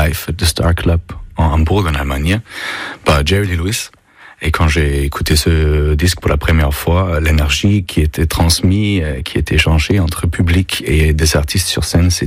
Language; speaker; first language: French; non-native, fluent; German